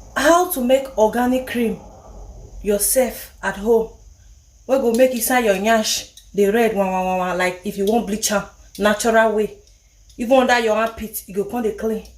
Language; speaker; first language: Nigerian Pidgin; native; Nigerian Pidgin